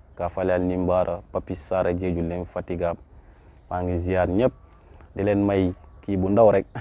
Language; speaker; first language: Wolof; non-native, local second language; Mandingo